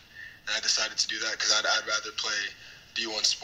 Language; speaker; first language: English; native; English